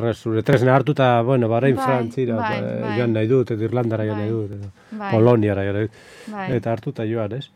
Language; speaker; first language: Basque; native; Basque